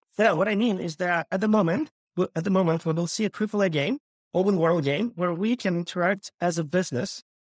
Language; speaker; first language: English; non-native, fluent; Ukrainian